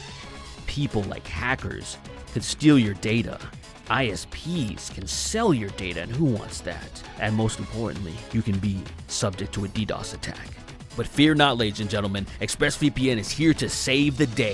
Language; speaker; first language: English; native; English